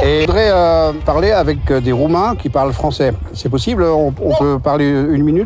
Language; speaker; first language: French; native; French